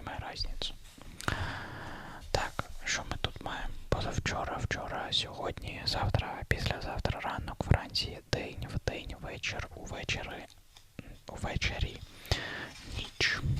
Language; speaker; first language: Ukrainian; non-native, learner; Russian